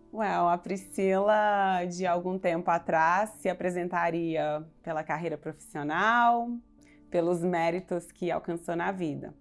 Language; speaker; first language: Portuguese; native; Portuguese